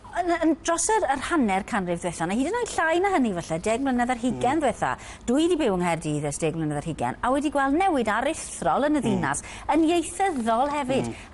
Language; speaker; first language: Welsh; native; Welsh